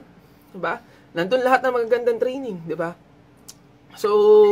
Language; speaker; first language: Filipino; native; Filipino